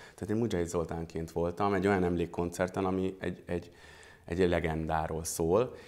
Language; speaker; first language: Hungarian; early bilingual, other home language; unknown